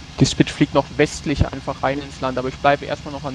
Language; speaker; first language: German; native; German